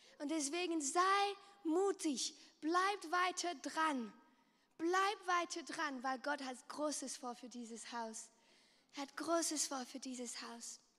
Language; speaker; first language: German; non-native, local second language; French